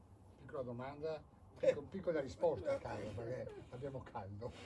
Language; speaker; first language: Italian; native; Italian